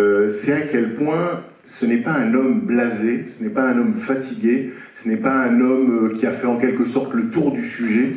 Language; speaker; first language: French; native; French